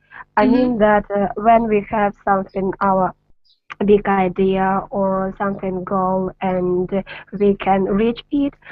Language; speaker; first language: English; non-native, learner; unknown